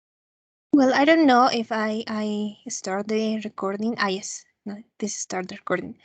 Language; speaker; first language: English; non-native, learner; Spanish